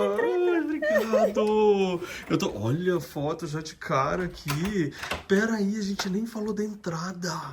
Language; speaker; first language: Portuguese; native; Portuguese